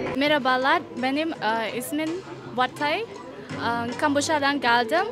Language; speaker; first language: Turkish; non-native, learner; Khmer